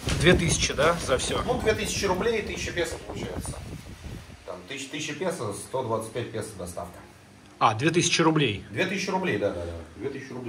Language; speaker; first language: Russian; native; Russian